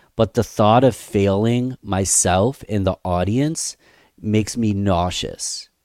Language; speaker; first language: English; native; English